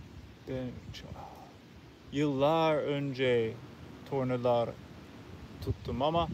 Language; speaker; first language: Turkish; non-native, learner; English